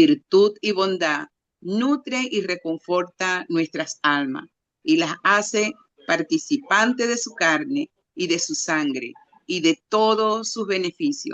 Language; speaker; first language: Spanish; native; Spanish